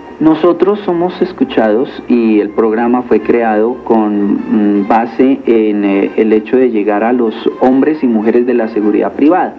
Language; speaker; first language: Spanish; native; Spanish